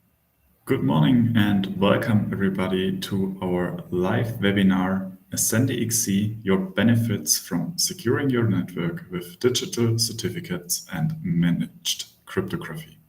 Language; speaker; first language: English; non-native, fluent; German